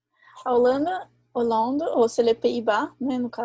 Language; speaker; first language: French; non-native, fluent; Portuguese